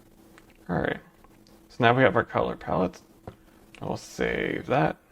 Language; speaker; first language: English; native; English